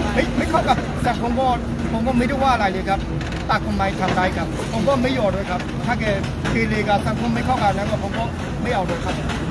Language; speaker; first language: Thai; non-native, fluent; Burmese